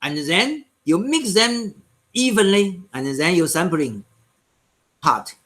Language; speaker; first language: English; non-native, learner; Chinese